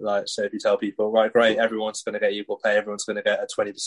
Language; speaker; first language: English; native; English